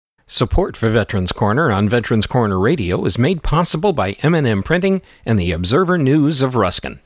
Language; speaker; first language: English; native; English